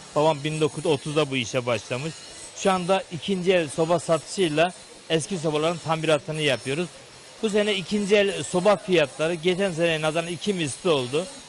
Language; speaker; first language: Turkish; native; Turkish